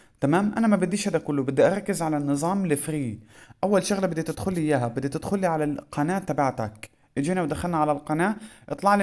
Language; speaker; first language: Arabic; native; Arabic